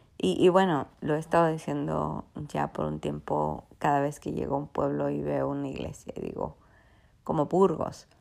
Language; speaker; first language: Spanish; early bilingual, heritage; Spanish